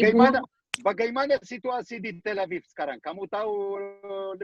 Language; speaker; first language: Indonesian; non-native, learner; Hebrew